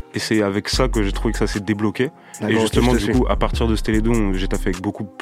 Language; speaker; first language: French; early bilingual, other home language; Romanian